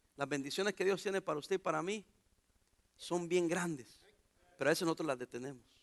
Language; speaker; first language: Spanish; native; Spanish